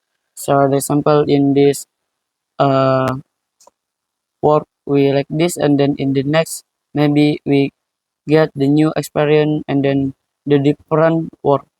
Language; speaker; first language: English; non-native, learner; Indonesian